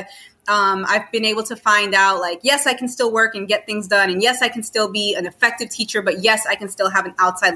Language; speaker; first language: English; native; English